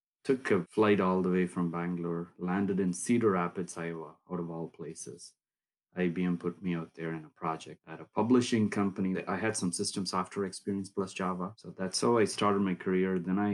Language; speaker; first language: English; non-native, local second language; Tamil